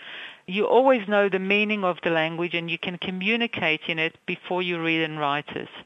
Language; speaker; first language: English; non-native, fluent; Hebrew